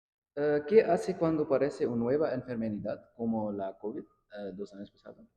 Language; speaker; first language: Spanish; non-native, learner; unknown